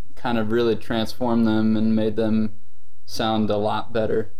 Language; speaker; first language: English; native; English